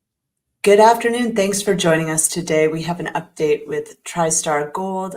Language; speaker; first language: English; native; English